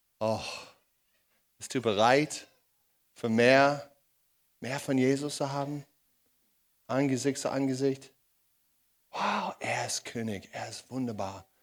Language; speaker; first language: German; non-native, fluent; English